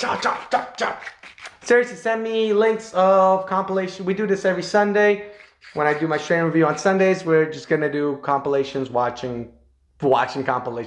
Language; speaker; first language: English; native; English